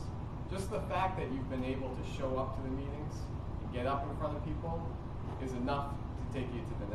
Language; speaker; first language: English; native; English